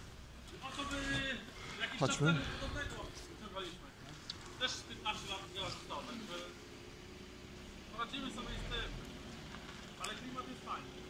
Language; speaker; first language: Polish; native; Polish